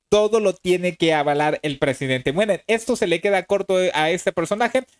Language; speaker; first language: Spanish; native; Spanish